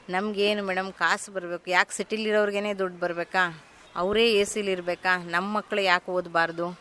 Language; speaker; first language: Kannada; native; Kannada